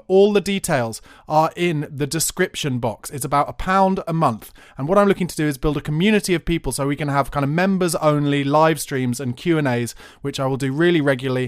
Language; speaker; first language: English; native; English